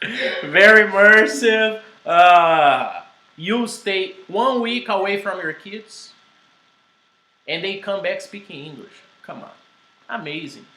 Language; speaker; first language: English; non-native, fluent; Portuguese